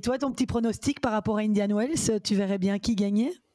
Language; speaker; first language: French; native; French